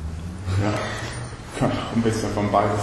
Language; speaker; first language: German; non-native, learner; Swedish